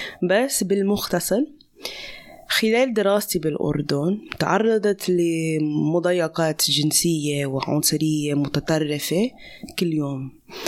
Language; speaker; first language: Arabic; non-native, fluent; English